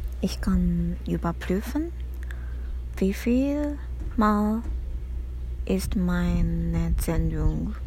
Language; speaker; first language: German; non-native, learner; Japanese